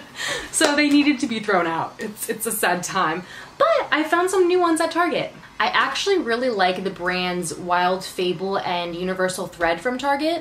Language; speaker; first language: English; native; English